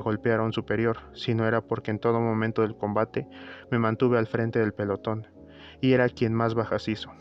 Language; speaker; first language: Spanish; native; Spanish